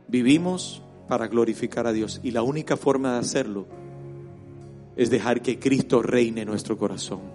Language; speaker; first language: Spanish; native; Spanish